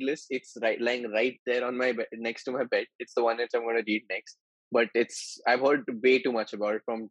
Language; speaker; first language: English; non-native, local second language; Hindi